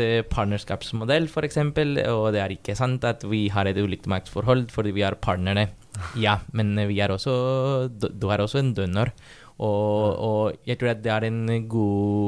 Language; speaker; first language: Norwegian; non-native, fluent; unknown